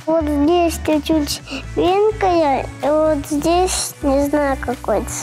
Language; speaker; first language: Russian; native; Russian